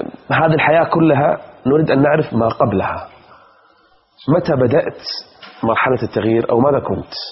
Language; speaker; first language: Arabic; native; Arabic